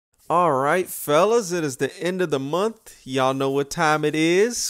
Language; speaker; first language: English; native; English